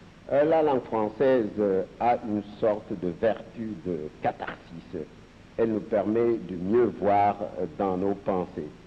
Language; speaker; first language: French; non-native, local second language; Serer